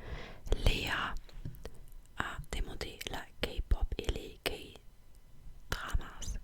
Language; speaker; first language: French; non-native, fluent; English